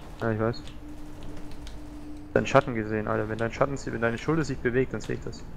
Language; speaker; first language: German; native; German